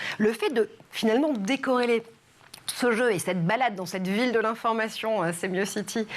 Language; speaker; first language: French; native; French